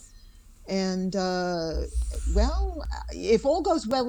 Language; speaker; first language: English; native; English